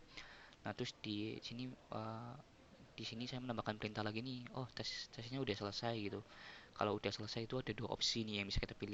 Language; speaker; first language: Indonesian; native; Indonesian